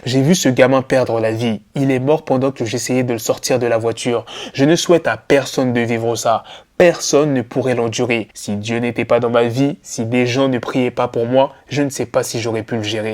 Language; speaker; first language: French; native; French